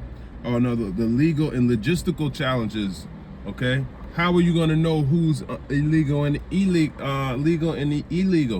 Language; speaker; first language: English; native; English